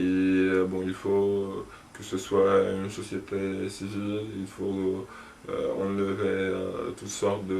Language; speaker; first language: French; non-native, local second language; Arabic